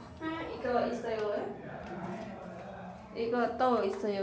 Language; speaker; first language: Korean; non-native, learner; Lao